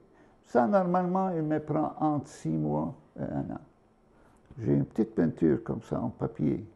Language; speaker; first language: French; non-native, fluent; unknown